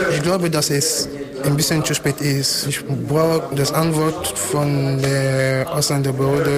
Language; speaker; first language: German; non-native, learner; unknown